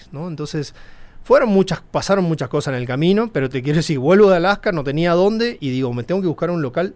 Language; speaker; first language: Spanish; native; Spanish